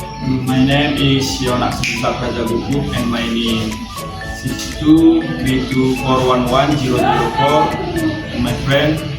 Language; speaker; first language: English; non-native, learner; Indonesian